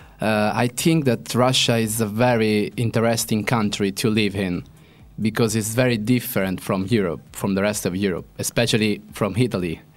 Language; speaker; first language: English; non-native, fluent; Italian